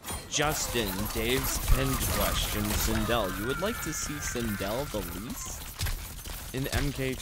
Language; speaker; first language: English; native; English